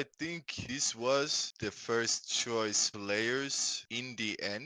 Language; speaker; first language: English; non-native, fluent; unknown